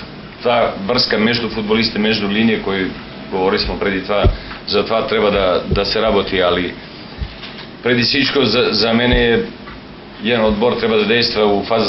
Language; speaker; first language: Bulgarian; non-native, learner; Serbian